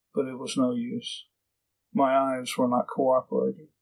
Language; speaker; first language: English; native; English